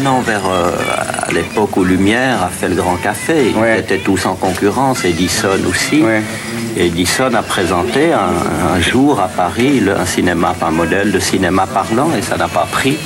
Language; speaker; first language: French; native; French